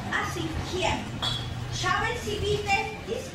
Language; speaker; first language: German; non-native, learner; Spanish